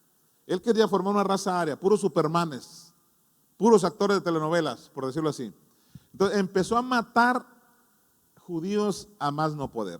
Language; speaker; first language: Spanish; native; Spanish